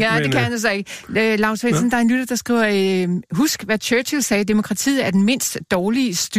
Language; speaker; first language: Danish; native; Danish